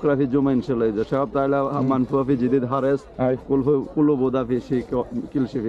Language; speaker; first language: Arabic; non-native, learner; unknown